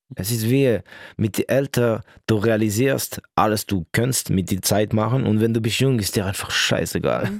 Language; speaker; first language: German; non-native, local second language; French